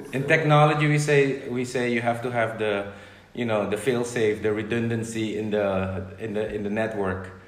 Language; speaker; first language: English; non-native, fluent; Dutch